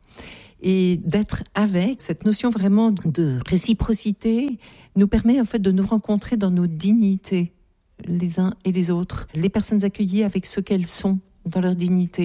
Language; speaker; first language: French; native; French